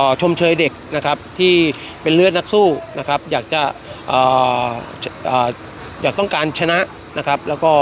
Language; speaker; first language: Thai; native; Thai